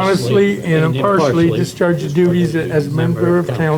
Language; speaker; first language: English; native; English